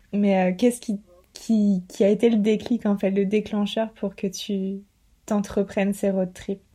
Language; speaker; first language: French; native; French